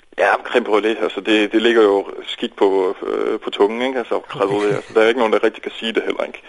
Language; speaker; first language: Danish; non-native, fluent; Dutch